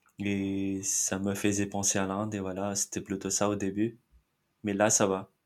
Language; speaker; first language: French; non-native, fluent; Marathi